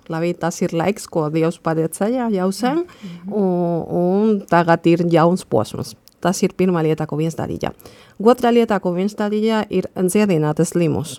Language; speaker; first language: Latvian; non-native, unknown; Spanish